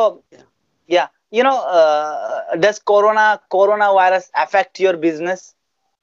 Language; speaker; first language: English; non-native, fluent; Bangla